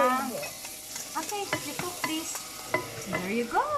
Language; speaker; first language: English; non-native, learner; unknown